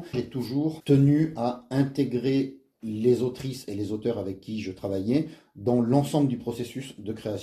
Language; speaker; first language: French; native; French